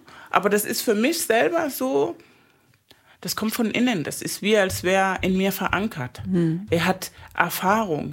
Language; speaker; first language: German; native; German